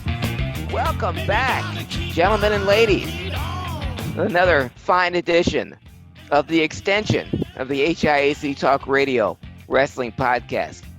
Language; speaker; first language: English; native; English